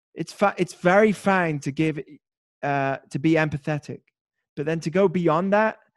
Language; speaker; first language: English; native; English